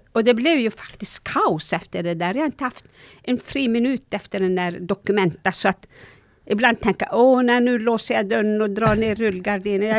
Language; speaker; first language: Swedish; non-native, local second language; Northern Sami